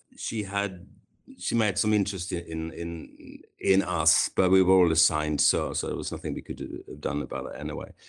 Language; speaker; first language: English; non-native, fluent; Swedish